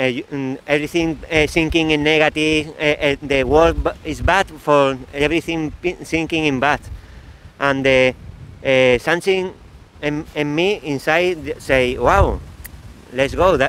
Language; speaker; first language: English; non-native, learner; Spanish